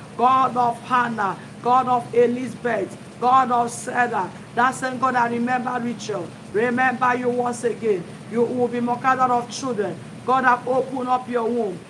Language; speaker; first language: English; non-native, local second language; Igbo